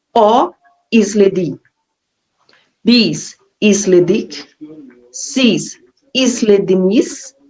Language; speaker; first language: Turkish; non-native, learner; Portuguese